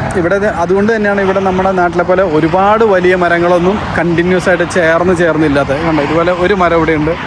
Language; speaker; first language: Malayalam; native; Malayalam